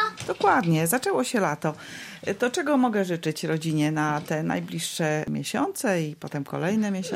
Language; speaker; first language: Polish; native; Polish